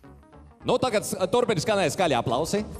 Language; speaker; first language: Latvian; native; Latvian